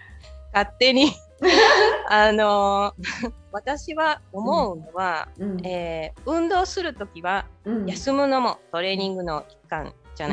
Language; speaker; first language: Japanese; non-native, fluent; Spanish